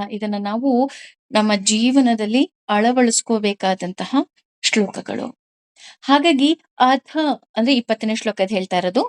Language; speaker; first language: Kannada; native; Kannada